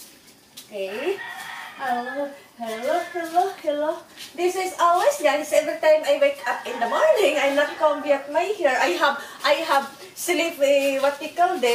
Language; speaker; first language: English; non-native, learner; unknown